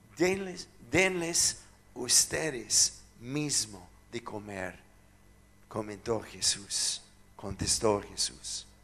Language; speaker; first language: Spanish; non-native, fluent; English